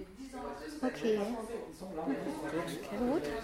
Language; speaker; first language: German; non-native, fluent; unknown